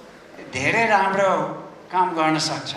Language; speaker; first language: Nepali; non-native, fluent; English